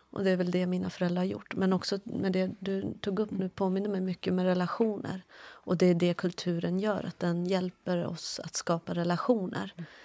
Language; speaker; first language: Swedish; early bilingual, other home language; Kurdish